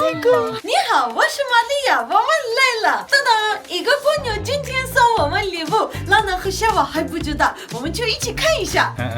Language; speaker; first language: Chinese; non-native, learner; Armenian